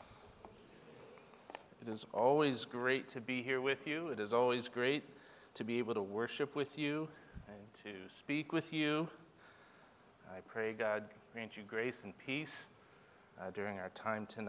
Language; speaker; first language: English; native; English